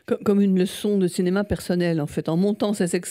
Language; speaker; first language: French; native; French